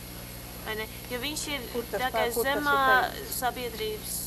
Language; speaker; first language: Latvian; early bilingual, heritage; Latvian